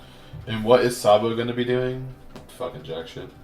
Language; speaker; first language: English; native; English